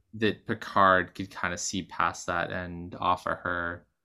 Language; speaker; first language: English; native; English